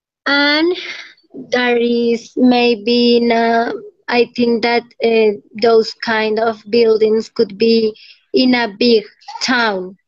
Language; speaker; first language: English; non-native, learner; Spanish